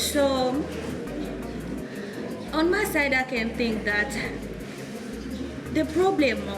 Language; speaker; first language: English; non-native, learner; Swahili